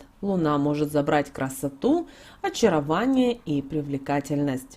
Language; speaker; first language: Russian; native; Russian